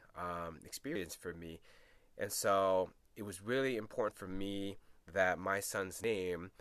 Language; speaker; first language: English; early bilingual, other home language; Spanish